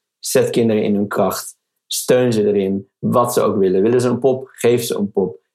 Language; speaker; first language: Dutch; native; Dutch